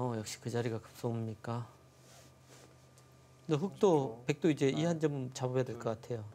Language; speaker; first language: Korean; native; Korean